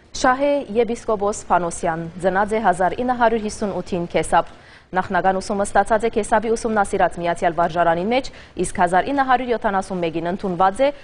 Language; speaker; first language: Armenian; native; Armenian